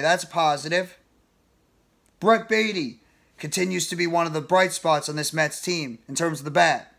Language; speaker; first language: English; native; English